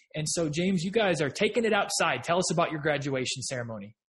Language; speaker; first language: English; native; English